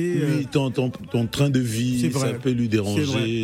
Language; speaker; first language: French; non-native, local second language; Lingala